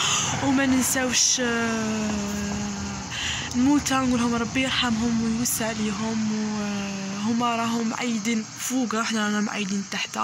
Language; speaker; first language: Arabic; early bilingual, heritage; Arabic